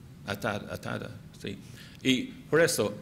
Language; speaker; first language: Spanish; non-native, fluent; English